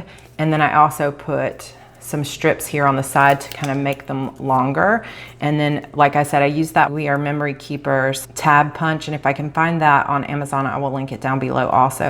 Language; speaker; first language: English; native; English